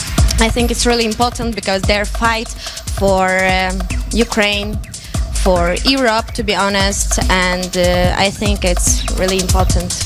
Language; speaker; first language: English; non-native, local second language; Ukrainian